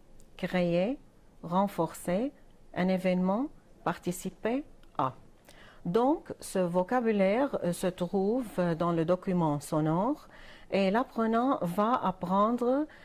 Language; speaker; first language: French; non-native, fluent; Arabic